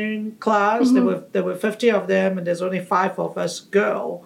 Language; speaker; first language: English; non-native, local second language; Cantonese